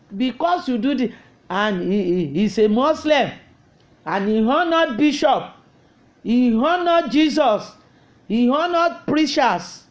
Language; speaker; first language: English; non-native, local second language; Yoruba